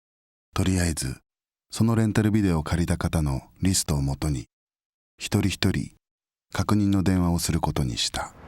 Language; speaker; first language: Japanese; native; Japanese